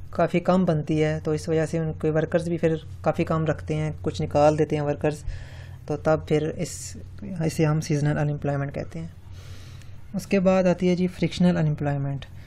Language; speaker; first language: Urdu; non-native, local second language; Punjabi